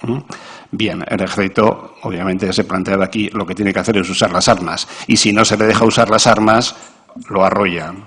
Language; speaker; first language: Spanish; native; Spanish